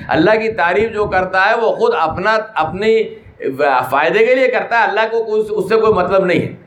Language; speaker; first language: Urdu; native; Urdu